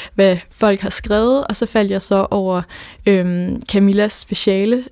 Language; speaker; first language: Danish; native; Danish